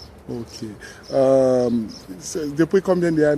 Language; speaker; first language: French; non-native, learner; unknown